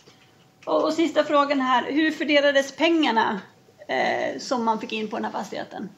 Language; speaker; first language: Swedish; native; Swedish